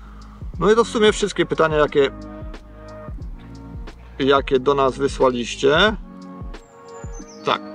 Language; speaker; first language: Polish; native; Polish